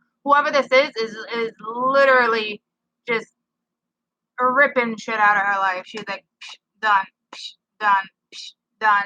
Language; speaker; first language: English; native; English